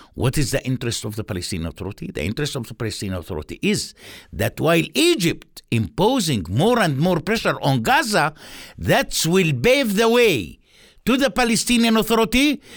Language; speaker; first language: English; non-native, fluent; Arabic